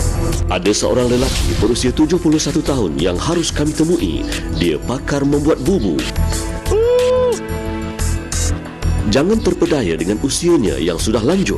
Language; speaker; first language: Malay; native; Malay